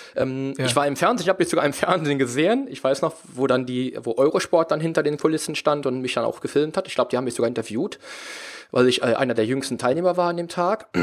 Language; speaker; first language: German; native; German